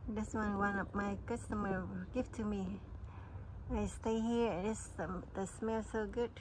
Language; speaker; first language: English; non-native, learner; Vietnamese